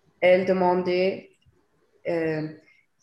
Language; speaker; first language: French; non-native, learner; English